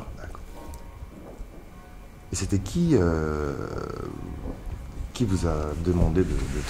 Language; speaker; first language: French; non-native, fluent; Japanese